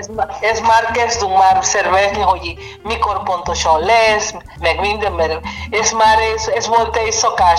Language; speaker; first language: Hungarian; non-native, learner; Spanish